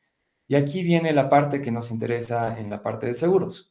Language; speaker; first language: Spanish; native; Spanish